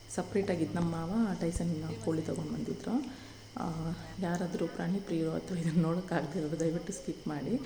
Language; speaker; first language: Kannada; non-native, local second language; Tulu